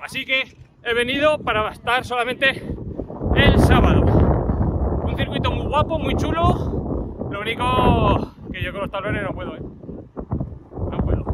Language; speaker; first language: Spanish; native; Spanish